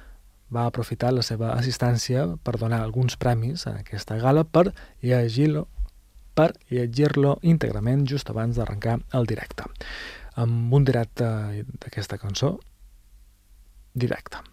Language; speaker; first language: Catalan; native; Catalan